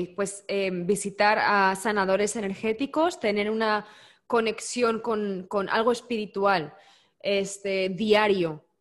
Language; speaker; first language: Spanish; native; Spanish